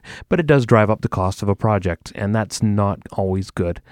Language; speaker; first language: English; native; English